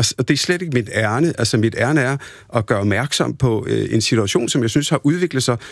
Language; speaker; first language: Danish; early bilingual, other home language; Punjabi